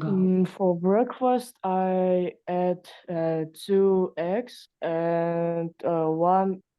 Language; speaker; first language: English; non-native, learner; Russian